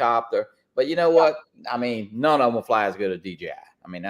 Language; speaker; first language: English; native; English